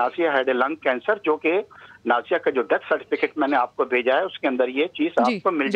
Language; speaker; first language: Urdu; native; Urdu